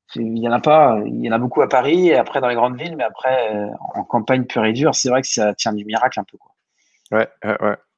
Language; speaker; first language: French; native; French